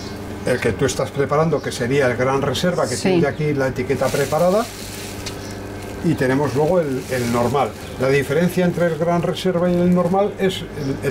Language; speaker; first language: Spanish; native; Spanish